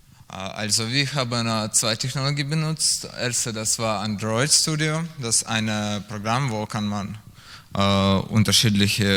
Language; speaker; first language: German; non-native, learner; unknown